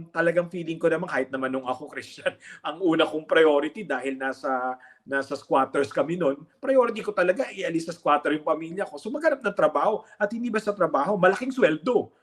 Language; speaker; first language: Filipino; native; Filipino